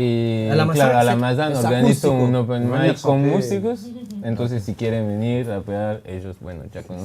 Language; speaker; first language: Spanish; non-native, learner; French